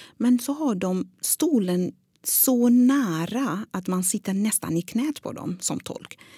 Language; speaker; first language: Swedish; non-native, fluent; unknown